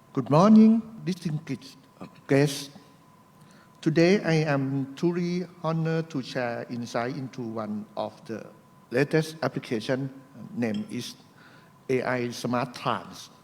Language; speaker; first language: English; non-native, fluent; Thai